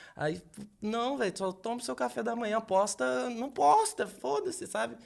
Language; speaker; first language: Portuguese; native; Portuguese